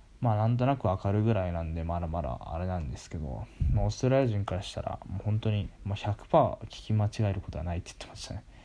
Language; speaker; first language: Japanese; native; Japanese